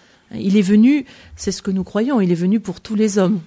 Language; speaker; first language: French; native; French